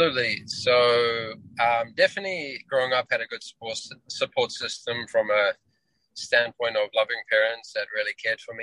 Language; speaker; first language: English; native; English